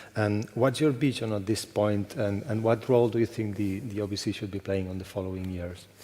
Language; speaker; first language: English; non-native, fluent; Catalan